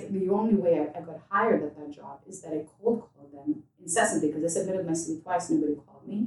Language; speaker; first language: English; non-native, fluent; Ukrainian